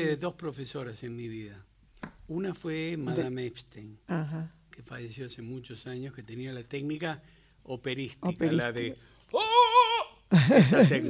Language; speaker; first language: Spanish; native; Spanish